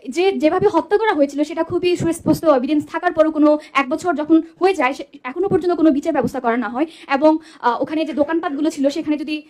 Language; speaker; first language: Bangla; non-native, local second language; Chakma